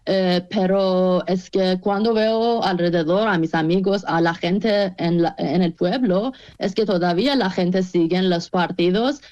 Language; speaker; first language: Spanish; non-native, fluent; Persian